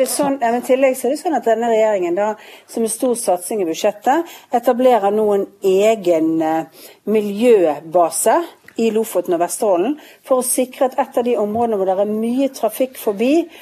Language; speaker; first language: Norwegian; native; Norwegian